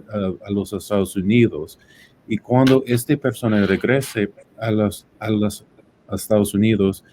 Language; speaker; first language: Spanish; non-native, fluent; English